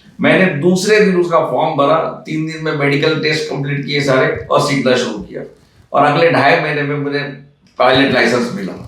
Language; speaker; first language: Hindi; non-native, local second language; Marathi